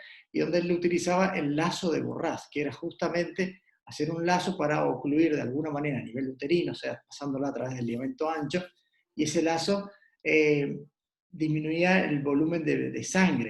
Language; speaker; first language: Spanish; native; Spanish